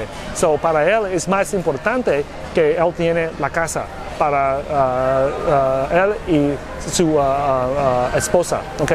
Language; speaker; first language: Spanish; non-native, learner; English